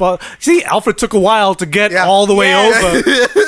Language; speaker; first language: English; native; English